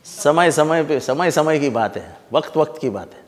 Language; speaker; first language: Hindi; non-native, local second language; Marathi